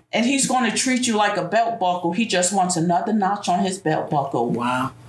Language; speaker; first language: English; native; English